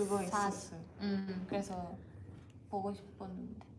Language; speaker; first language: Korean; non-native, fluent; Japanese